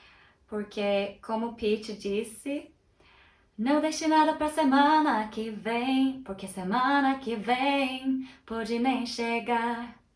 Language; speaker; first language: Portuguese; non-native, fluent; Turkish